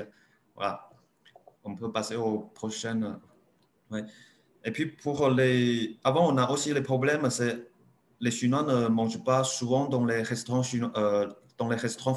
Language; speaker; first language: French; non-native, learner; Chinese